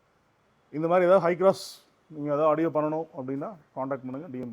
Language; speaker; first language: Tamil; native; Tamil